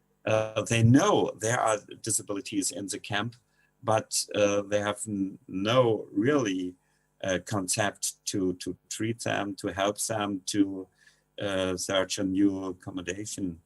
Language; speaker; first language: English; non-native, learner; German